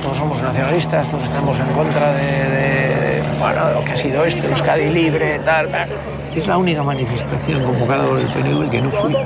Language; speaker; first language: Spanish; native; Spanish